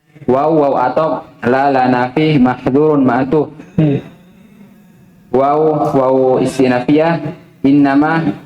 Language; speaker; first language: Arabic; non-native, learner; Indonesian